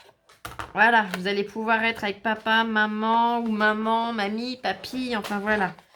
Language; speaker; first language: French; native; French